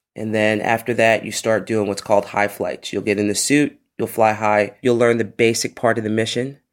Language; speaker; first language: English; native; English